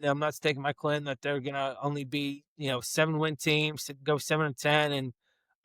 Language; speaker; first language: English; native; English